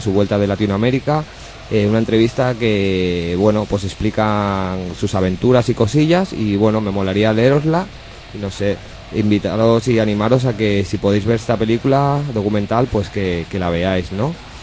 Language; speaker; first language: Spanish; native; Spanish